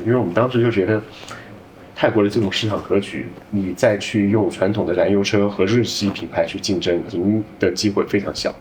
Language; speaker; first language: Chinese; native; Chinese